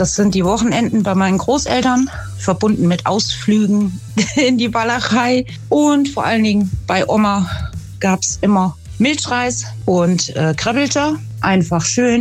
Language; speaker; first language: German; native; German